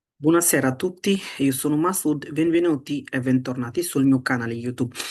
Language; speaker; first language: Italian; non-native, learner; Bangla